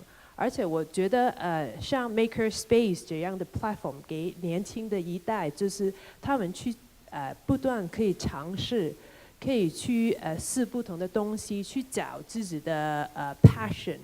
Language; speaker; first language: Chinese; non-native, local second language; Cantonese